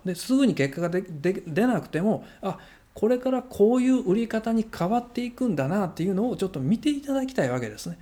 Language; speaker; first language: Japanese; native; Japanese